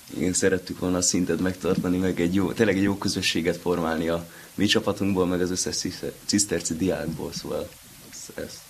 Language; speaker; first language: Hungarian; native; Hungarian